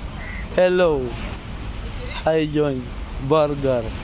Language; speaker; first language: English; non-native, local second language; Filipino